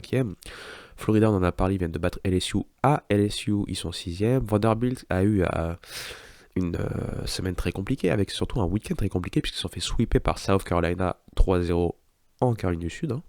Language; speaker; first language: French; native; French